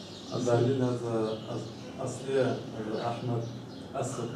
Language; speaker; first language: Arabic; non-native, learner; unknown